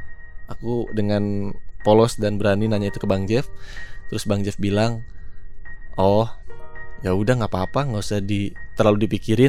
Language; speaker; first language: Indonesian; native; Indonesian